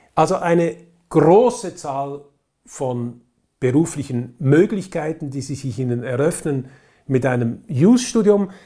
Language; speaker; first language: German; native; German